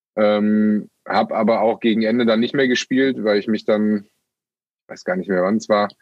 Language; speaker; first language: German; native; German